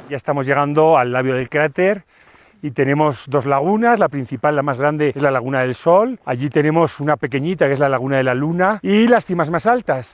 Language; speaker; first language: Spanish; native; Spanish